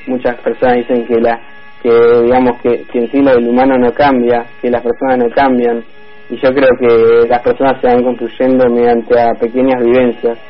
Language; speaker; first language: Spanish; native; Spanish